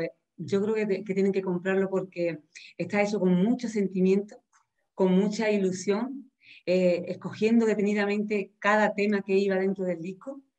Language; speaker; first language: Spanish; native; Spanish